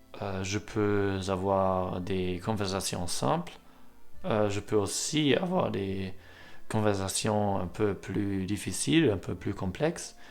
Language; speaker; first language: French; non-native, learner; German